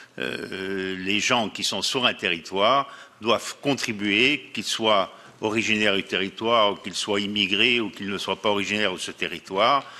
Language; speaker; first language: French; native; French